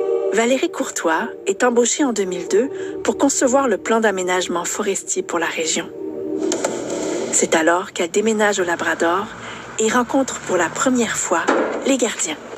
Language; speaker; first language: French; native; French